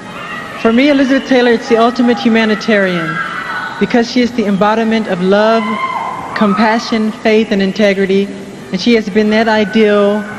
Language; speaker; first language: English; native; English